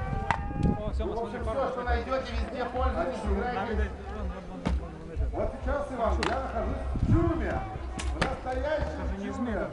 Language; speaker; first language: Russian; native; Russian